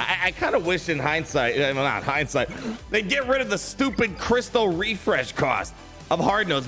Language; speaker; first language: English; native; English